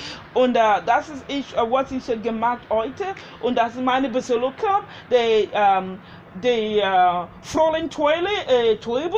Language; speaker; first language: German; non-native, learner; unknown